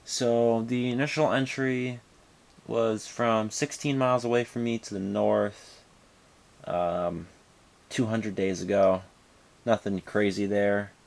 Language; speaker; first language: English; native; English